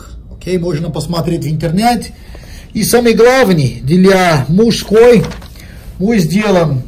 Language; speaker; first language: Russian; non-native, learner; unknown